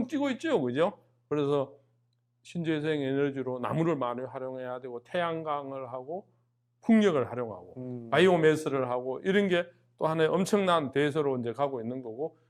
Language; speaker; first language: Korean; native; Korean